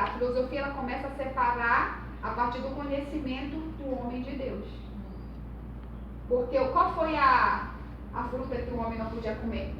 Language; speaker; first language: Portuguese; native; Portuguese